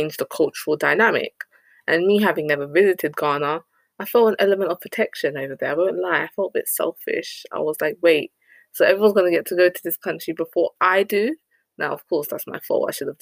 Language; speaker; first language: English; native; English